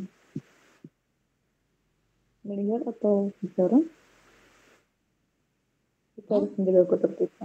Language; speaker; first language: Korean; non-native, learner; Indonesian